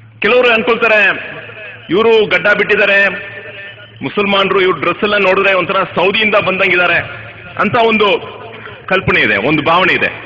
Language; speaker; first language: Kannada; non-native, local second language; Tamil